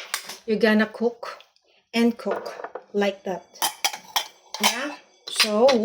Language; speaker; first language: English; non-native, local second language; Filipino